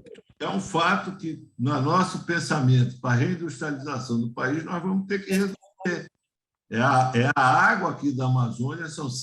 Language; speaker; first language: Portuguese; native; Portuguese